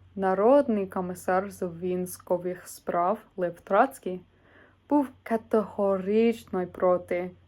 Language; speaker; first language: Ukrainian; non-native, learner; English